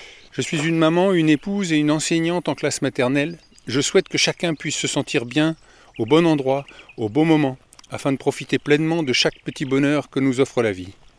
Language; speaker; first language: French; native; French